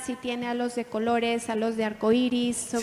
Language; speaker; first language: Spanish; native; Spanish